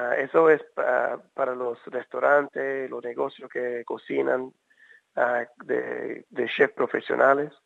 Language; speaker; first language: Spanish; early bilingual, heritage; Spanish